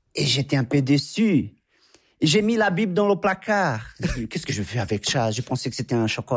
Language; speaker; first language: French; non-native, fluent; Portuguese